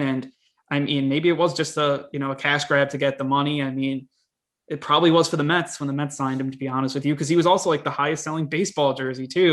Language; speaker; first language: English; native; English